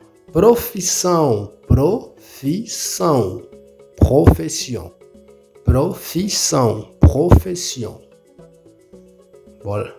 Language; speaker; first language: Portuguese; non-native, learner; Haitian Creole